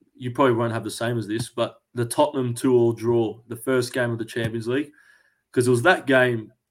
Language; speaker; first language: English; early bilingual, other home language; Greek